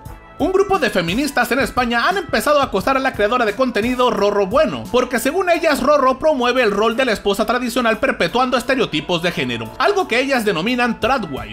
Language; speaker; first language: Spanish; native; Spanish